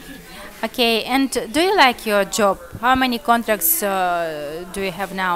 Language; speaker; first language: English; non-native, learner; Russian